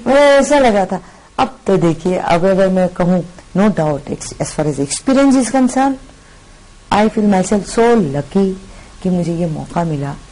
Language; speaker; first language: Hindi; non-native, local second language; Bangla